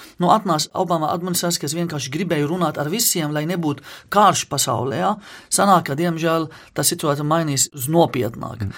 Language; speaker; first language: Latvian; non-native, fluent; Arabic